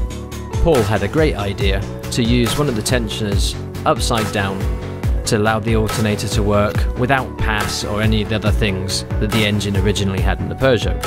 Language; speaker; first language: English; native; English